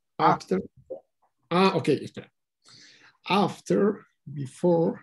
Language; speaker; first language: English; non-native, learner; Spanish